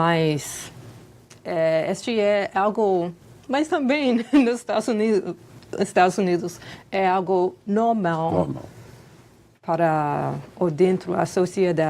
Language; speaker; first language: Portuguese; non-native, fluent; English